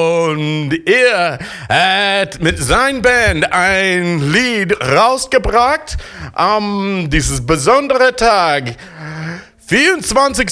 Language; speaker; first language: German; non-native, fluent; English